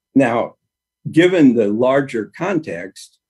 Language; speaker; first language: English; native; English